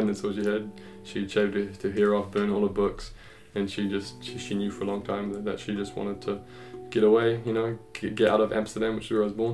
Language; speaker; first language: English; native; English